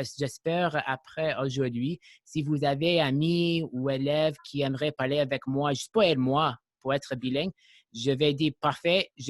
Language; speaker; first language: French; non-native, local second language; English